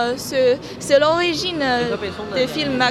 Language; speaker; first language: French; non-native, fluent; Chinese